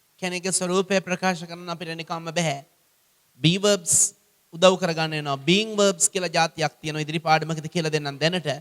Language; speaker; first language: Sinhala; native; Sinhala